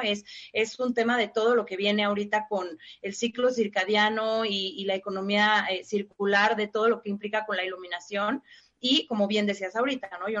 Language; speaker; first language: Spanish; native; Spanish